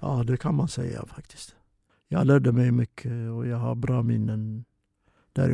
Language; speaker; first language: Swedish; non-native, fluent; Oromo